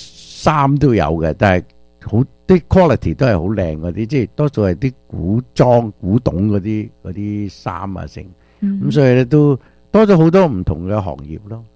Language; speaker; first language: Chinese; early bilingual, other home language; Cantonese